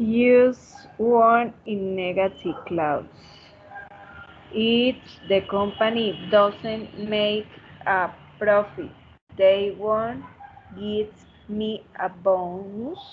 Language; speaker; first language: English; non-native, learner; Spanish